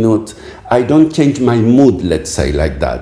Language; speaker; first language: English; non-native, fluent; Spanish